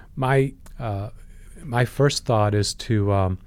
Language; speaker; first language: English; non-native, fluent; Polish